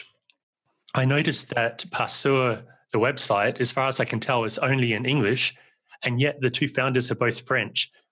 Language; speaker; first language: English; native; English